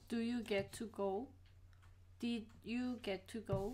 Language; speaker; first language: English; non-native, learner; Korean